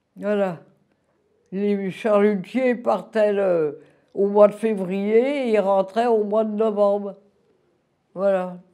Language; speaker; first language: French; native; French